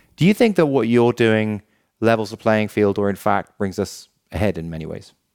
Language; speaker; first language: English; native; English